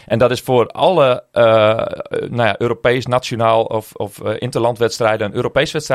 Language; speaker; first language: Dutch; native; Dutch